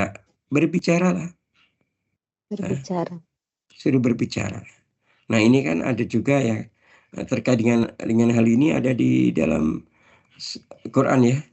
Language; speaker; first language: Indonesian; native; Indonesian